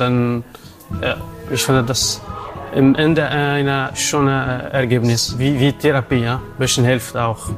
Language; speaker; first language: German; non-native, learner; Arabic